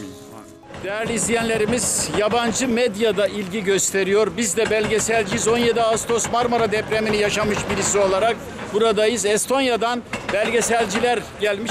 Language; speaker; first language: Turkish; native; Turkish